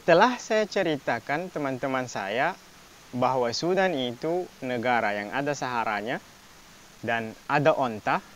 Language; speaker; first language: Indonesian; non-native, fluent; Arabic